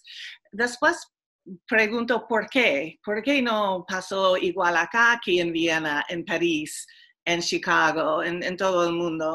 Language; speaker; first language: Spanish; non-native, fluent; English